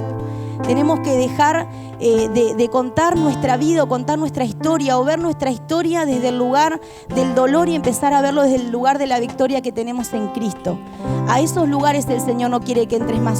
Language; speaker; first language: Spanish; native; Spanish